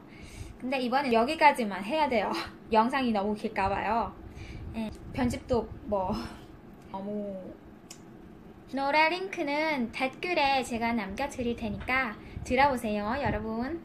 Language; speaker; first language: Korean; non-native, fluent; Thai